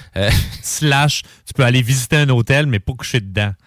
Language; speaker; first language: French; native; French